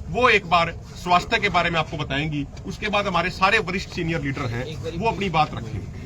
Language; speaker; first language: Hindi; non-native, local second language; Punjabi